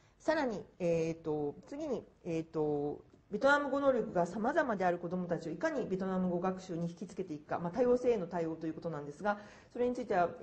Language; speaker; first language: Japanese; native; Japanese